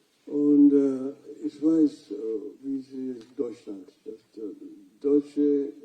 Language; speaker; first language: German; non-native, fluent; Luo (Kenya and Tanzania)